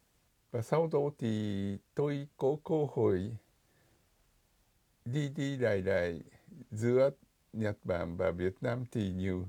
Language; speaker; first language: Vietnamese; non-native, fluent; Japanese